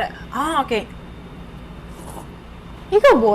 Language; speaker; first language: Korean; non-native, learner; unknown